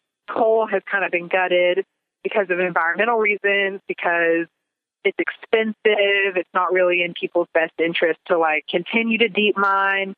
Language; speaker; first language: English; native; English